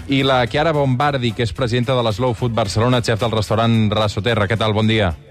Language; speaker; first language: Catalan; native; Catalan